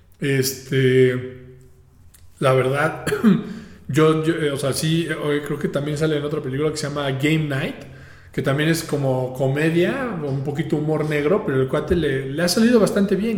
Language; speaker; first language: Spanish; native; Spanish